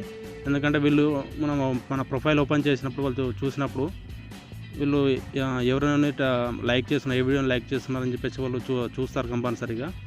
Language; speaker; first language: Telugu; native; Telugu